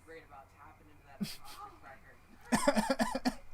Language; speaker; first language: English; native; English